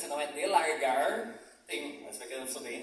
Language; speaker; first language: Portuguese; native; Portuguese